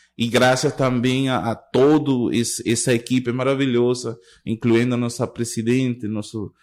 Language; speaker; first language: Portuguese; non-native, fluent; Spanish